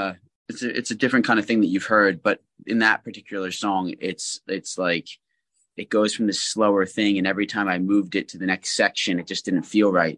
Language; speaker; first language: English; native; English